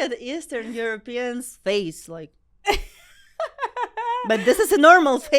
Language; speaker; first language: English; non-native, learner; Ukrainian